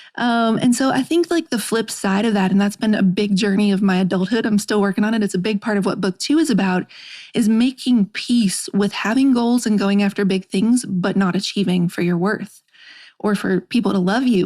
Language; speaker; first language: English; native; English